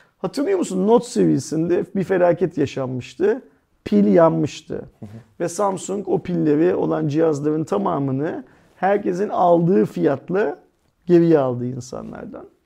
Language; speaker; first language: Turkish; native; Turkish